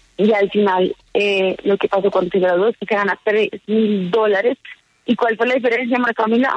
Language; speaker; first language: Spanish; native; Spanish